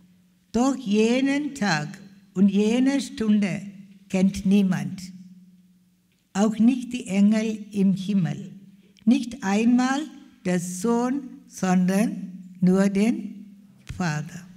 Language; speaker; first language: German; non-native, fluent; Malayalam